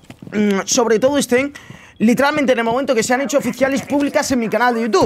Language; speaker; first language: Spanish; native; Spanish